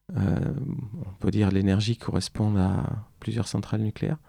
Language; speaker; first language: French; native; French